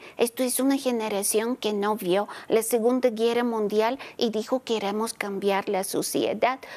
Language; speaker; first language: Spanish; non-native, fluent; Bulgarian